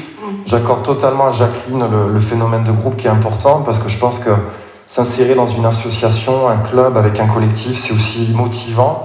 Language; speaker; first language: French; native; French